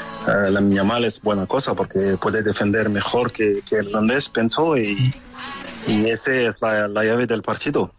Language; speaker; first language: Spanish; non-native, fluent; French